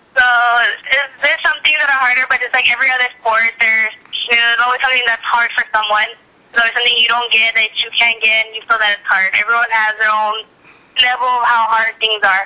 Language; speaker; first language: English; native; English